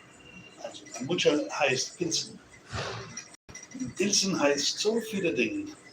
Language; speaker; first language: German; non-native, learner; English